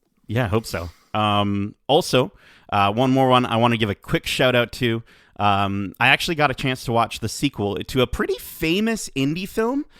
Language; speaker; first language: English; native; English